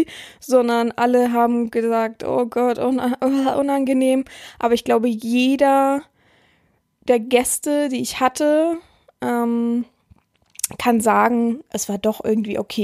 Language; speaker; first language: German; native; German